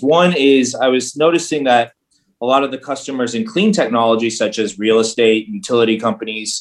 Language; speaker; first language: English; native; English